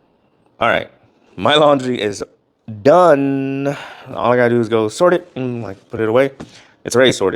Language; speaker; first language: English; native; English